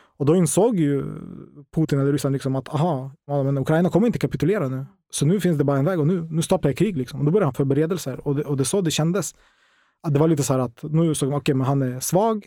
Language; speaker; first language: Swedish; non-native, fluent; Ukrainian